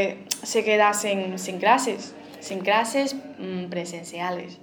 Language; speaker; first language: Spanish; non-native, fluent; Chinese